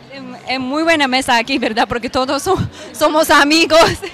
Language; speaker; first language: Spanish; non-native, learner; Japanese